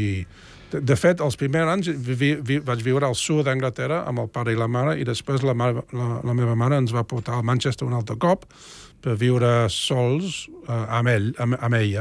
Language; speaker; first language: Catalan; non-native, fluent; English